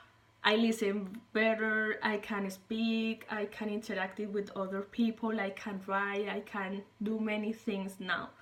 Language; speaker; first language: English; non-native, learner; Spanish